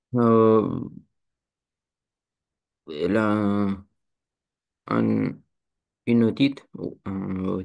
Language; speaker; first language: French; non-native, learner; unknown